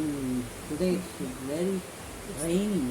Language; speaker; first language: English; non-native, local second language; Tamil